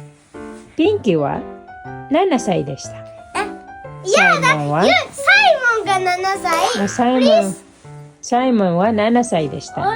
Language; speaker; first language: Japanese; non-native, learner; Filipino